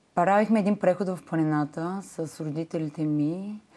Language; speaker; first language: Bulgarian; native; Bulgarian